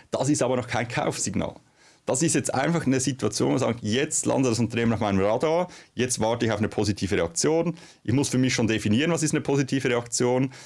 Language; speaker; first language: German; native; German